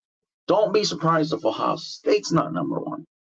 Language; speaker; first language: English; native; English